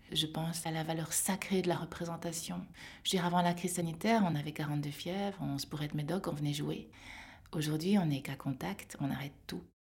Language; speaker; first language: French; native; French